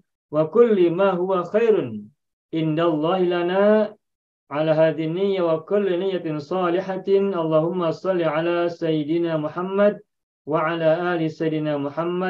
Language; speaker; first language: Arabic; non-native, fluent; Indonesian